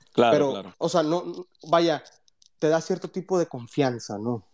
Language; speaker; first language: Spanish; early bilingual, heritage; Spanish